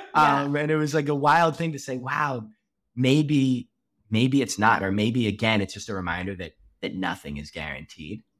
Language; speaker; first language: English; native; English